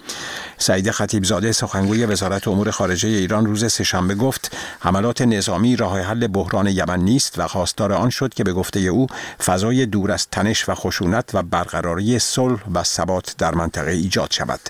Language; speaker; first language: Persian; native; Persian